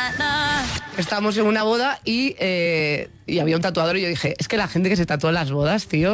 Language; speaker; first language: Spanish; native; Spanish